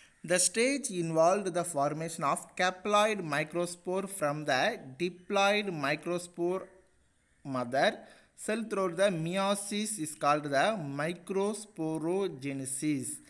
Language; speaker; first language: English; non-native, local second language; Tamil